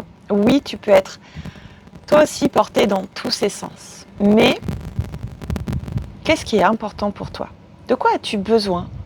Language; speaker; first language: French; native; French